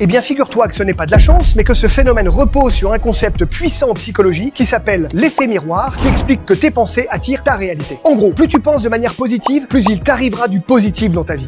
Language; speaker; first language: French; native; French